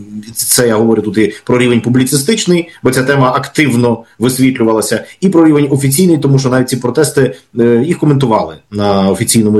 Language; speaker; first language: Ukrainian; native; Ukrainian